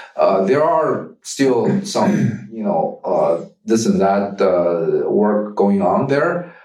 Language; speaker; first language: English; non-native, fluent; Chinese